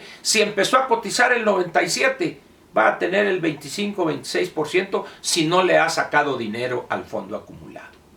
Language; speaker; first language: Spanish; native; Spanish